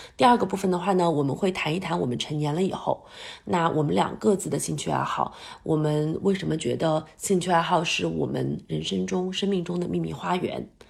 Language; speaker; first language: Chinese; native; Chinese